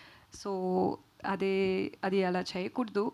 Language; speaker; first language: Telugu; non-native, fluent; Tamil